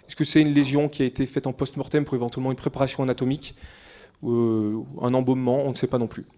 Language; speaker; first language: French; native; French